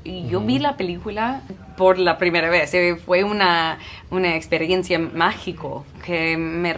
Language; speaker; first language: Spanish; non-native, fluent; English